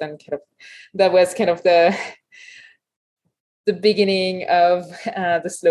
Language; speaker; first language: English; non-native, fluent; French